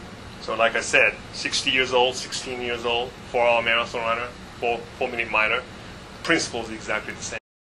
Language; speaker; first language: English; non-native, fluent; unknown